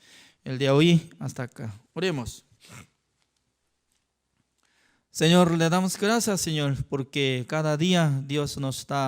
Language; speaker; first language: Spanish; non-native, fluent; Korean